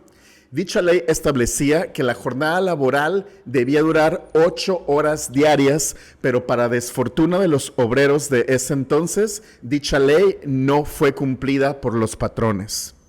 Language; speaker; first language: Spanish; native; Spanish